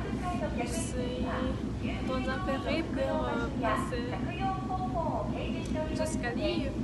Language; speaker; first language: French; non-native, learner; Japanese